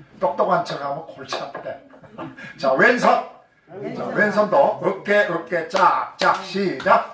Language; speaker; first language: Korean; native; Korean